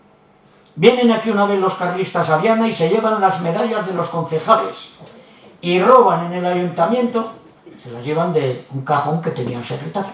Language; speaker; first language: Spanish; native; Spanish